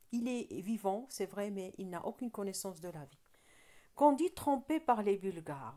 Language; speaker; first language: French; non-native, local second language; Arabic